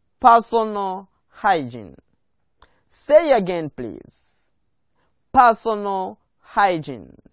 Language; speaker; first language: English; non-native, local second language; Swahili